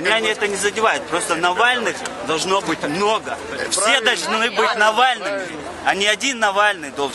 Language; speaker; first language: Russian; non-native, local second language; Chechen